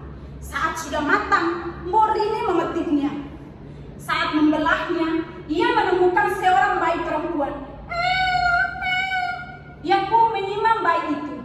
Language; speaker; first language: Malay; non-native, learner; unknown